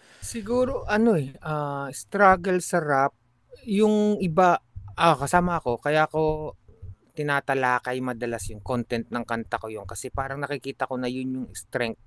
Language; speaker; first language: Filipino; native; Filipino